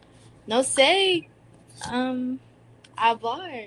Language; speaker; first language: Spanish; non-native, learner; English